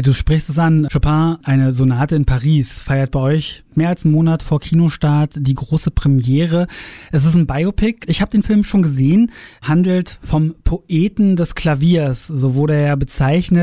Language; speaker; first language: German; native; German